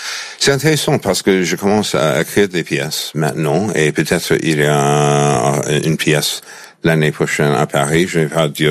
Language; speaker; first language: French; non-native, fluent; English